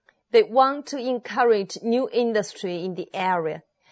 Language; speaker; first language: English; non-native, fluent; Chinese